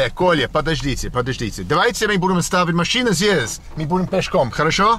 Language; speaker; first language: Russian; non-native, learner; English